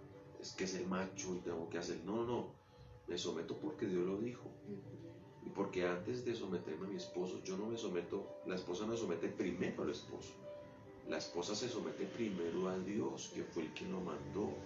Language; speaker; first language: Spanish; native; Spanish